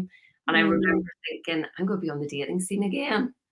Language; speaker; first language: English; native; English